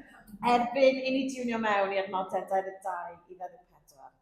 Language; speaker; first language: Welsh; native; Welsh